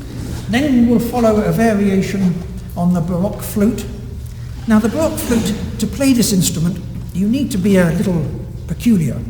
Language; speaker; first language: English; native; English